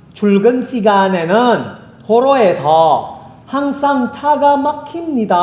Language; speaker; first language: Korean; non-native, fluent; Indonesian